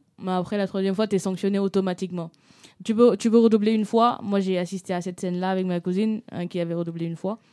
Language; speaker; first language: French; non-native, local second language; Wolof